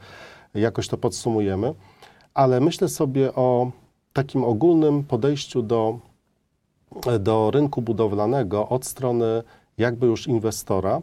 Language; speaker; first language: Polish; native; Polish